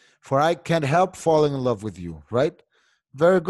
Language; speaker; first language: English; non-native, fluent; Spanish